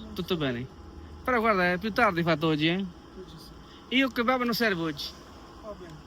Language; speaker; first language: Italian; non-native, local second language; Punjabi